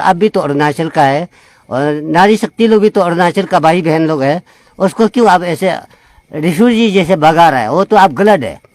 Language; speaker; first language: Hindi; non-native, local second language; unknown